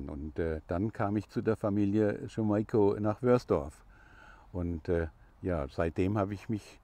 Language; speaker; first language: German; non-native, fluent; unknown